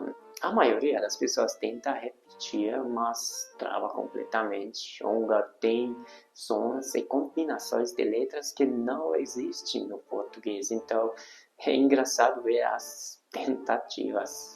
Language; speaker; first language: Portuguese; non-native, fluent; Hungarian